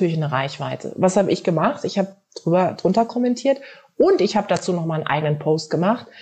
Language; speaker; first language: German; native; German